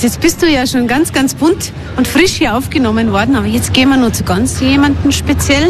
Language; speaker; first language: German; native; German